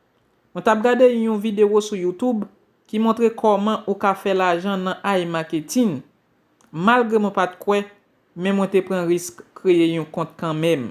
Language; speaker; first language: French; non-native, local second language; Haitian Creole